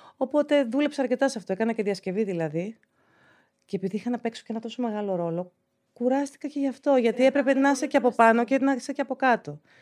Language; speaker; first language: Greek; native; Greek